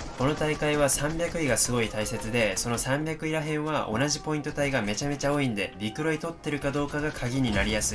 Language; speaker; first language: Japanese; native; Japanese